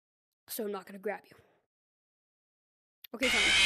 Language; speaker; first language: English; native; English